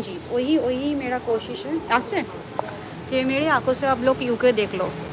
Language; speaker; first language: Hindi; non-native, local second language; Bangla